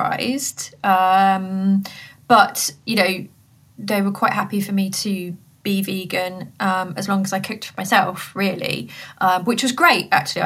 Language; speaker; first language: English; native; English